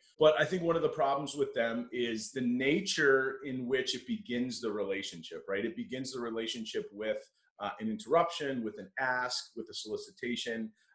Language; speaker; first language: English; native; English